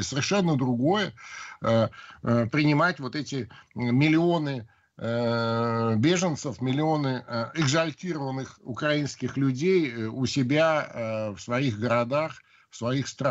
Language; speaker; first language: Russian; native; Russian